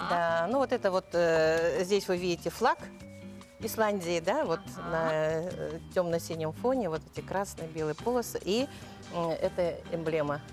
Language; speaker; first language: Russian; native; Russian